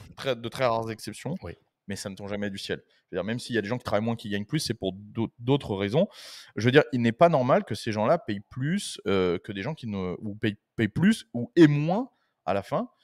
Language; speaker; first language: French; native; French